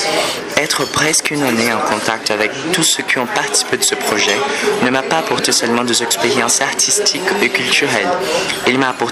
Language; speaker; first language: French; non-native, fluent; Portuguese